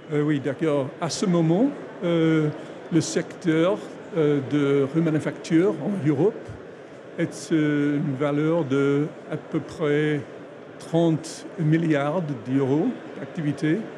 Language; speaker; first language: French; non-native, learner; English